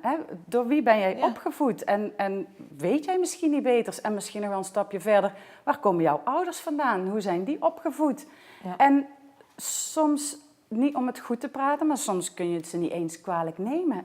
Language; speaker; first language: Dutch; native; Dutch